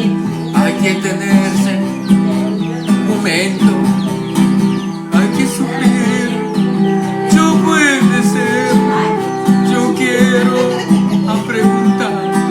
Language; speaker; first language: Spanish; non-native, local second language; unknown